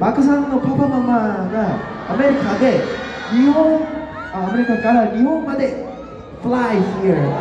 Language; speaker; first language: Japanese; non-native, learner; Korean